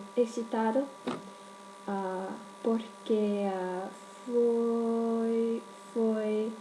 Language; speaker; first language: Portuguese; non-native, learner; Cantonese